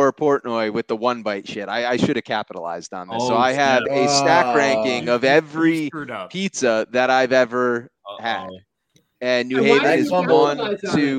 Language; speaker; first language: English; native; English